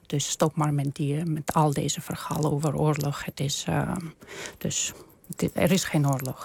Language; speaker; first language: Dutch; non-native, fluent; Russian